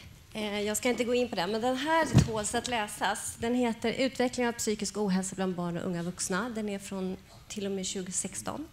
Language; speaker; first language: Swedish; native; Swedish